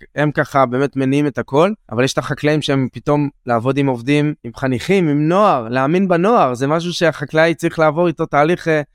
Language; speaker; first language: Hebrew; native; Hebrew